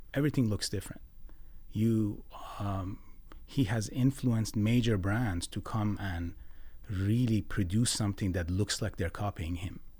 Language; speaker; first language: English; non-native, fluent; Persian